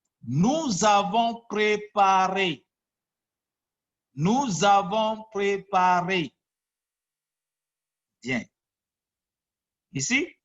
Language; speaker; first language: French; non-native, fluent; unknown